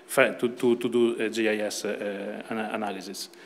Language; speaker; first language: English; non-native, fluent; Italian